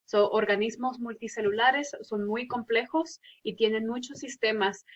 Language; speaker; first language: Spanish; early bilingual, heritage; Spanish